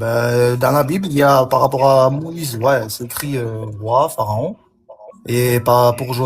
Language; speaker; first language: French; native; French